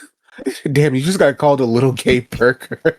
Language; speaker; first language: English; native; English